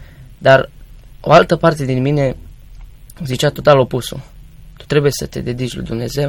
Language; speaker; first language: Romanian; native; Romanian